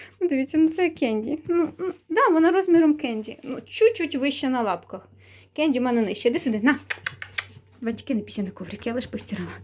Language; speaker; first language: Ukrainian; non-native, local second language; Russian